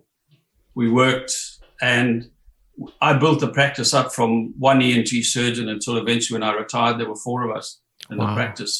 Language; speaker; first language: English; native; English